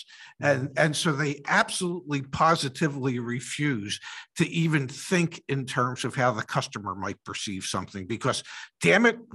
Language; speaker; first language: English; native; English